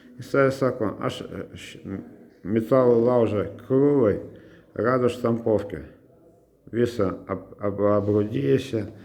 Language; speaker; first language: Lithuanian; non-native, local second language; Russian